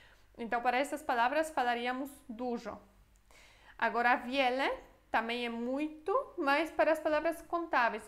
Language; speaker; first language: Portuguese; non-native, fluent; Polish